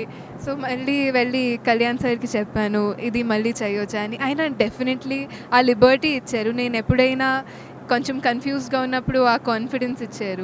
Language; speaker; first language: Telugu; non-native, local second language; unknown